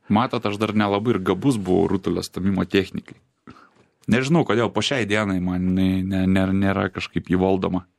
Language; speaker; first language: Lithuanian; native; Lithuanian